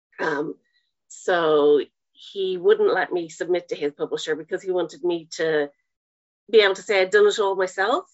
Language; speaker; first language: English; native; English